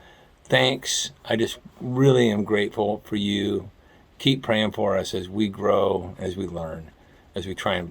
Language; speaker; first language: English; native; English